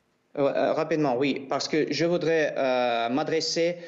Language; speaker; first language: French; non-native, learner; Russian